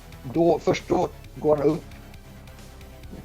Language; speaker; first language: Swedish; native; Swedish